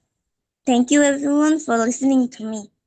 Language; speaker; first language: English; non-native, fluent; Bangla